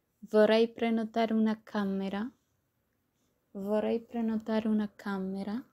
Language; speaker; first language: Italian; non-native, learner; Spanish